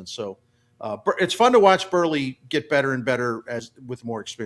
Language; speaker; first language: English; native; English